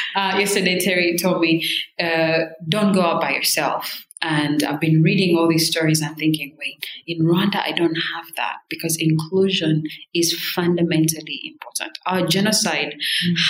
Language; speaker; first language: English; non-native, local second language; Kinyarwanda